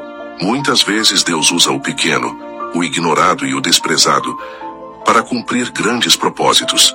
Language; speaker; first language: Portuguese; native; Portuguese